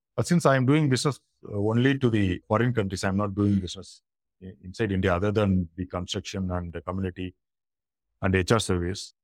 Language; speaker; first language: English; non-native, local second language; Tamil